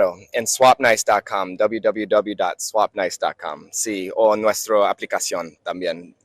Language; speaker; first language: Spanish; non-native, learner; English